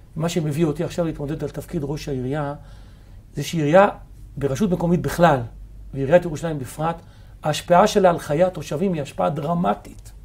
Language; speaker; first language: Hebrew; native; Hebrew